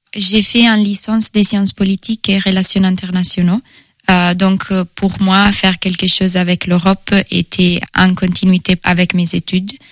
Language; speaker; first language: French; non-native, fluent; Italian